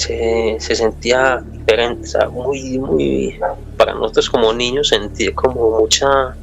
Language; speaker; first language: Spanish; native; Spanish